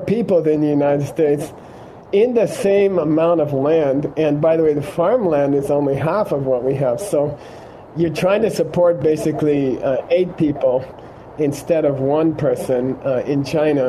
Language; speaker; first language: English; native; English